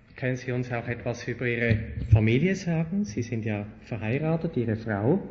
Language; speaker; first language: German; native; German